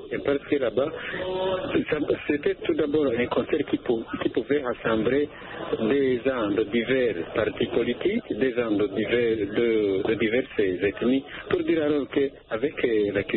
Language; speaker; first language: French; non-native, local second language; Rundi